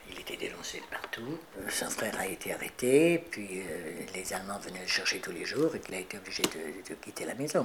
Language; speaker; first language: French; early bilingual, other home language; Spanish